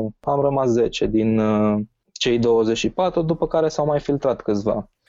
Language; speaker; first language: Romanian; native; Romanian